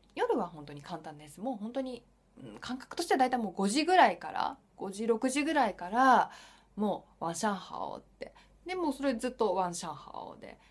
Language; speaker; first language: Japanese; native; Japanese